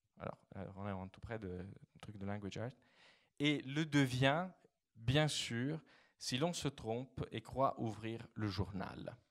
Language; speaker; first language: French; non-native, fluent; Italian